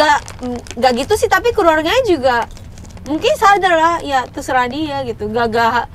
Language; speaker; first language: Indonesian; non-native, fluent; Japanese